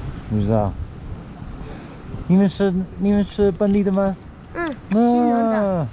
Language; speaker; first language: Chinese; non-native, learner; English